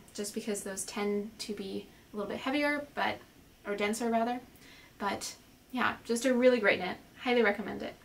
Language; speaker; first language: English; native; English